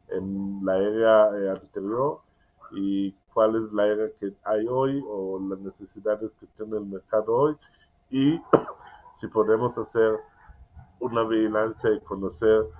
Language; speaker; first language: Spanish; non-native, learner; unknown